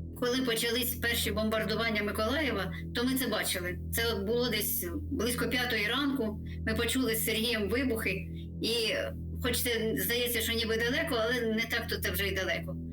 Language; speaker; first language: Ukrainian; native; Ukrainian